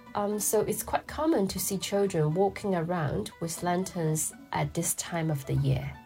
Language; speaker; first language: English; non-native, fluent; Chinese